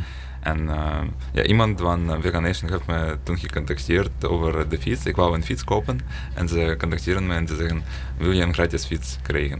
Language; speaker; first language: Dutch; non-native, fluent; Ukrainian